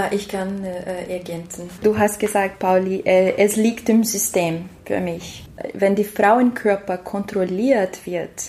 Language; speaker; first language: German; non-native, fluent; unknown